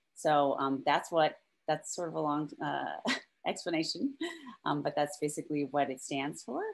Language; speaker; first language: English; native; English